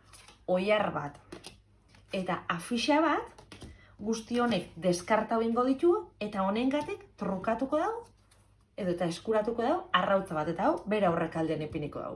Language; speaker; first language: Basque; native; Basque